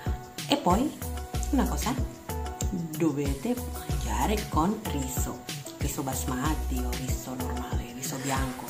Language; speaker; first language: Italian; non-native, learner; Indonesian